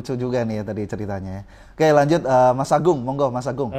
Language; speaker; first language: Indonesian; native; Indonesian